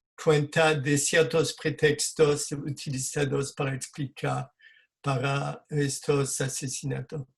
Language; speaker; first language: Spanish; non-native, fluent; French